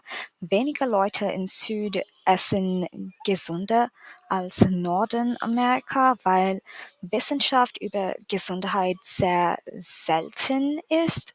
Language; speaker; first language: German; non-native, learner; English